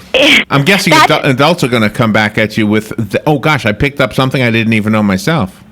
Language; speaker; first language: English; native; English